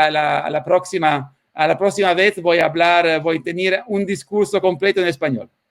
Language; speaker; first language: Spanish; non-native, fluent; Italian